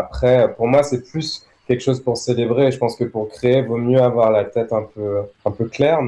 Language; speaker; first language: French; native; French